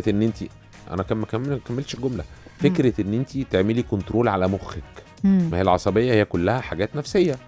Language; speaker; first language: Arabic; native; Arabic